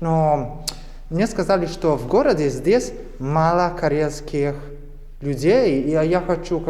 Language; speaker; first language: Russian; non-native, learner; Italian